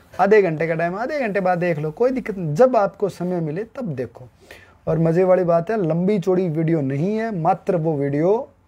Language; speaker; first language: Hindi; native; Hindi